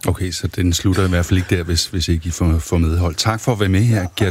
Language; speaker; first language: Danish; native; Danish